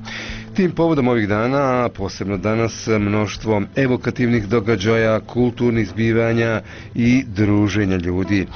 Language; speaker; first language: Croatian; native; Croatian